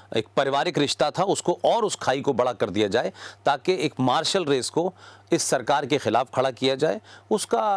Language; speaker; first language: Hindi; native; Hindi